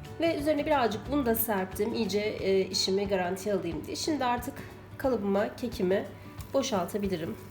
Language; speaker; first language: Turkish; native; Turkish